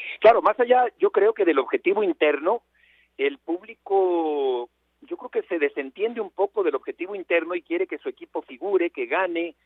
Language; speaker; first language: Spanish; native; Spanish